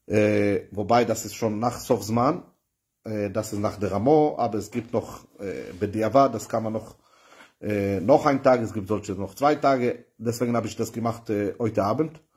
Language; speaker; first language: German; non-native, fluent; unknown